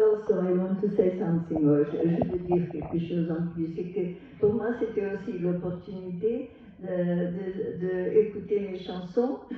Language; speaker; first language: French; non-native, fluent; Portuguese